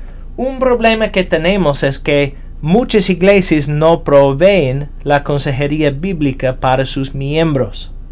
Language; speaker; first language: Spanish; non-native, fluent; English